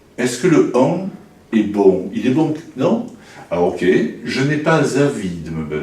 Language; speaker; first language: French; native; French